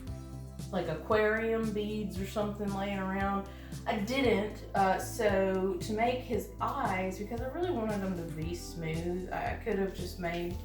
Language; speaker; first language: English; native; English